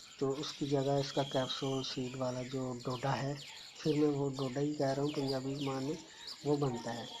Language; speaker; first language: Urdu; non-native, local second language; Punjabi